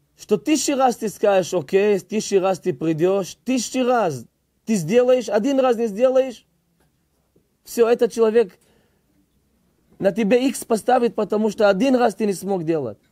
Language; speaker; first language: Russian; early bilingual, heritage; Hebrew